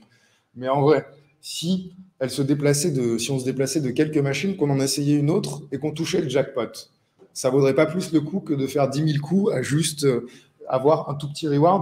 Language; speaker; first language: French; native; French